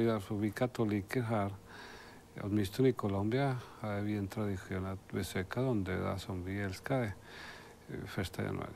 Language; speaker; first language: Swedish; non-native, fluent; Spanish